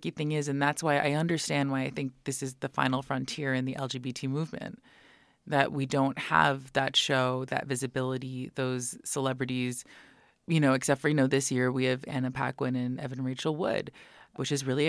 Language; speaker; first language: English; native; English